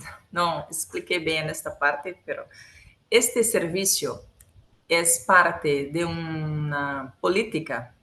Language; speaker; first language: Spanish; non-native, local second language; Portuguese